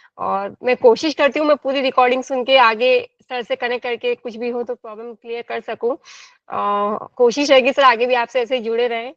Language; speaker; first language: Hindi; native; Hindi